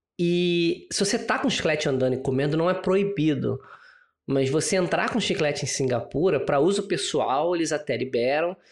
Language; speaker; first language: Portuguese; native; Portuguese